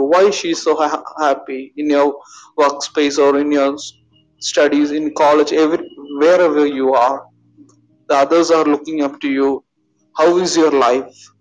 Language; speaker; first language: English; non-native, local second language; Malayalam